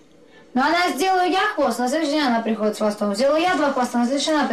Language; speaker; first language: Russian; native; Russian